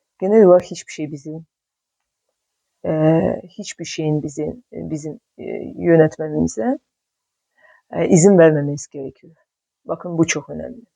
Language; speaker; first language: Turkish; non-native, fluent; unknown